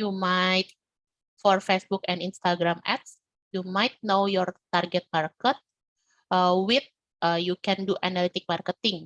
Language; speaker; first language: English; non-native, learner; Indonesian